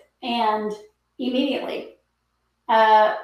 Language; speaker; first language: English; native; English